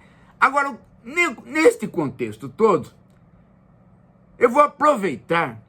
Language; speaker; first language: Portuguese; native; Portuguese